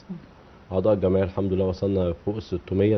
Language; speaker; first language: Arabic; native; Arabic